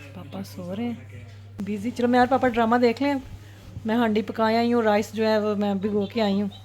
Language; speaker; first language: Urdu; non-native, local second language; Punjabi